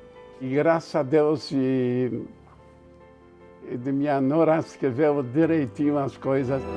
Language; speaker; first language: Portuguese; non-native, fluent; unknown